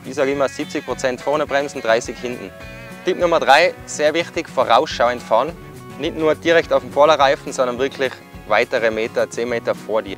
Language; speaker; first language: German; native; German